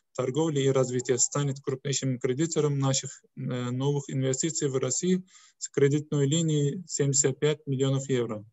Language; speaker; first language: Russian; non-native, fluent; Turkish